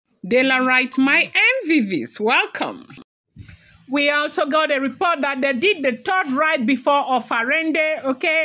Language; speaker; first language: English; non-native, local second language; Yoruba